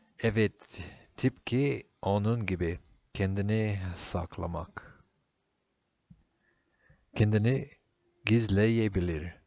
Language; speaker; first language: Turkish; non-native, fluent; English